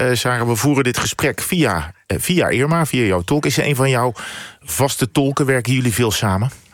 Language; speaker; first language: Dutch; native; Dutch